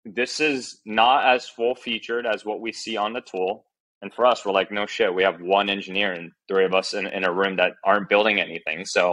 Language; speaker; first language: English; early bilingual, other home language; Chinese